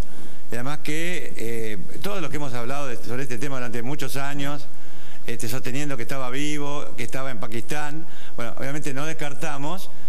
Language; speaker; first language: Spanish; native; Spanish